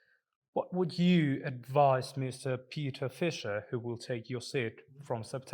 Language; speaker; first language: English; non-native, fluent; Georgian